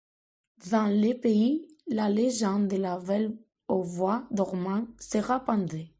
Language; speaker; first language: French; non-native, learner; Spanish